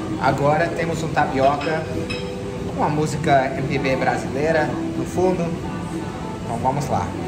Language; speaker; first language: Portuguese; non-native, fluent; English